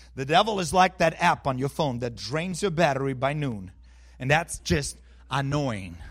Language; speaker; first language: English; early bilingual, other home language; Ukrainian